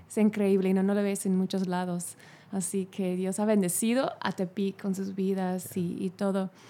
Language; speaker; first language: Spanish; non-native, fluent; English